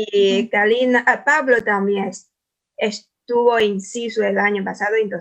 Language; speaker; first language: Spanish; non-native, fluent; Chinese